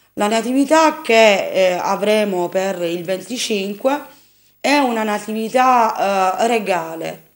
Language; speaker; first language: Italian; native; Italian